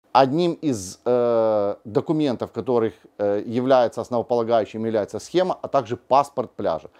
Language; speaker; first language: Russian; native; Russian